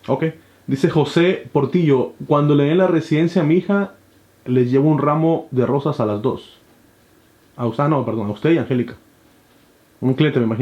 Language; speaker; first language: Spanish; native; Spanish